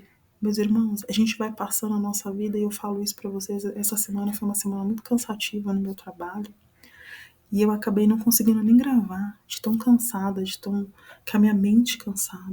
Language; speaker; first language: Portuguese; native; Portuguese